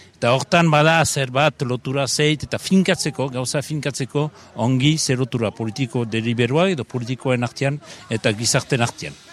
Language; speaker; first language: Basque; native; Basque